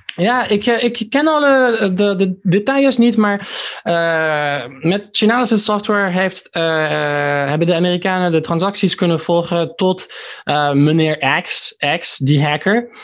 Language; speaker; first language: Dutch; early bilingual, heritage; Dutch